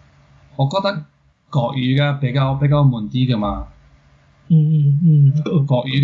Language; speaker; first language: Cantonese; non-native, fluent; English